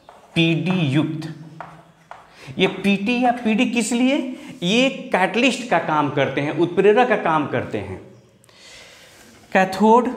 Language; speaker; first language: Hindi; native; Hindi